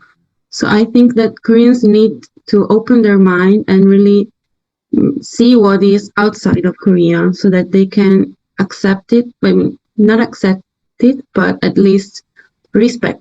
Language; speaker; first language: English; non-native, fluent; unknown